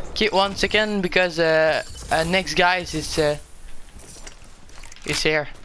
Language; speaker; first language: English; non-native, learner; French